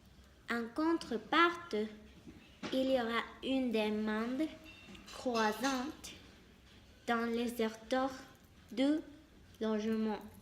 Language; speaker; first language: French; non-native, learner; Spanish